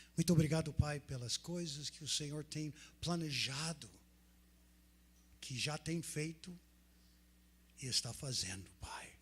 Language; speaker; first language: Portuguese; non-native, fluent; English